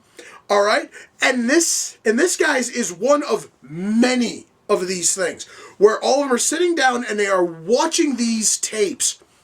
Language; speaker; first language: English; native; English